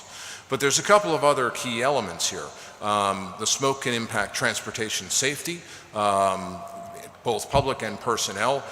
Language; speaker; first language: English; native; English